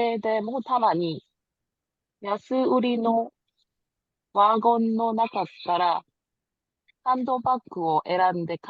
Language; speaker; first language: Japanese; non-native, learner; Korean